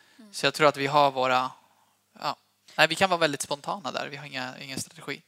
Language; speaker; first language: Swedish; early bilingual, other home language; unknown